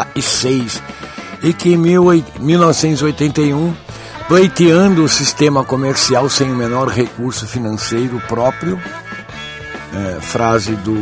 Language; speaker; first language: Portuguese; native; Portuguese